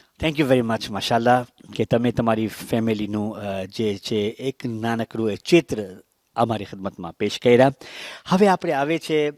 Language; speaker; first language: Gujarati; early bilingual, heritage; Gujarati